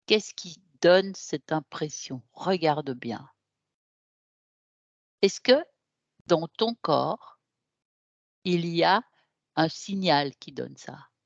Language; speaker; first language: French; native; French